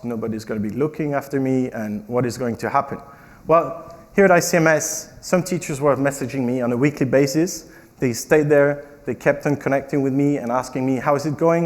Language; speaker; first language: English; non-native, fluent; French